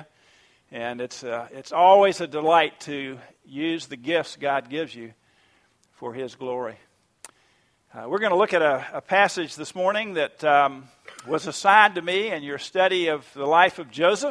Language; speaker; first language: English; native; English